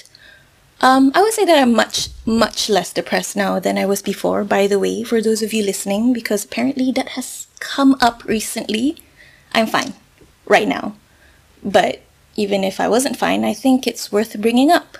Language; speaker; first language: English; non-native, local second language; Malay